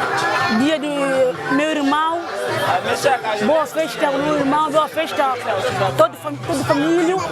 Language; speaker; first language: Portuguese; non-native, learner; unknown